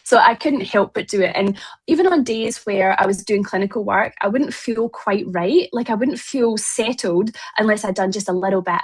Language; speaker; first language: English; native; English